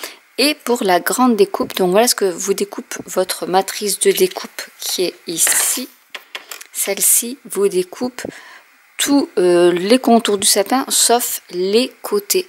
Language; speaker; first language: French; native; French